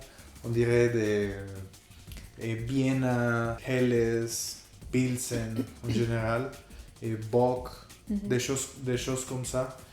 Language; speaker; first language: French; non-native, fluent; Spanish